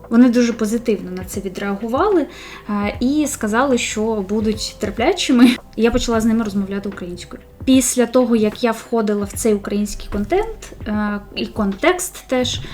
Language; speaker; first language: Ukrainian; non-native, local second language; Russian